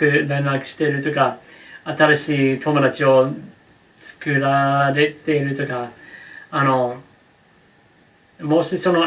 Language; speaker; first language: Japanese; non-native, learner; English